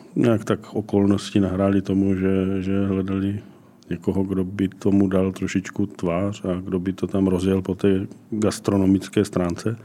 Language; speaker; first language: Czech; native; Czech